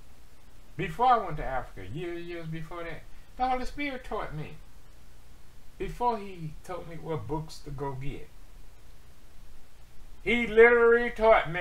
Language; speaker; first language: English; native; English